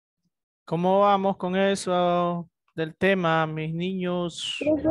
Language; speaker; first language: Spanish; native; Spanish